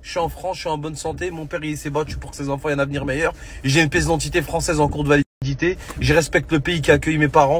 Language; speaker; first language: French; native; French